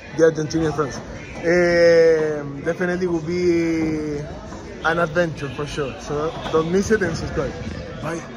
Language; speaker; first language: English; non-native, fluent; Spanish